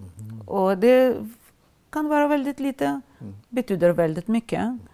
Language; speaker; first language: Swedish; non-native, fluent; Russian